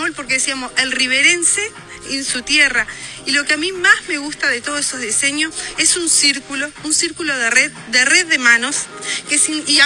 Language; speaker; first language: Spanish; native; Spanish